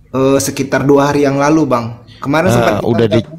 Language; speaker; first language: Indonesian; native; Indonesian